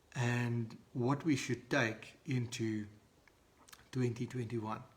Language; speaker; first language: English; non-native, local second language; Afrikaans